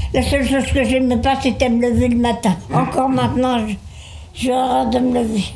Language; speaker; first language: French; native; French